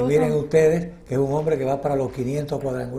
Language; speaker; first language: Spanish; native; Spanish